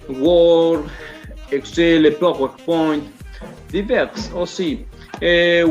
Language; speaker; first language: French; non-native, learner; Spanish